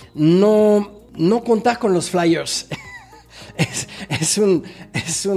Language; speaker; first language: Spanish; non-native, fluent; French